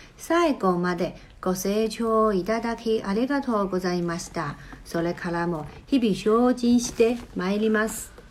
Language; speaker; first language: Japanese; non-native, learner; Chinese